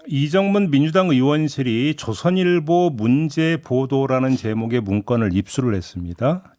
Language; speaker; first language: Korean; native; Korean